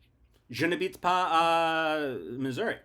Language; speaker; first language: French; non-native, learner; English